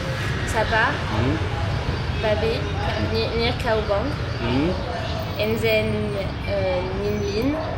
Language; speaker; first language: English; non-native, fluent; French